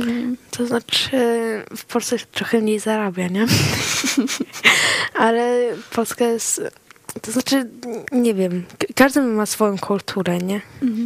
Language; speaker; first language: Polish; early bilingual, heritage; Swedish